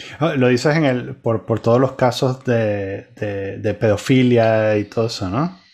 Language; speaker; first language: Spanish; native; Spanish